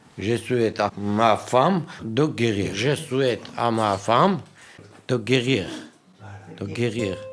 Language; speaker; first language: French; non-native, learner; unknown